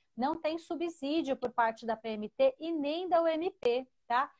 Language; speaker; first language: Portuguese; native; Portuguese